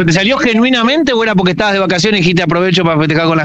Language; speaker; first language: Spanish; native; Spanish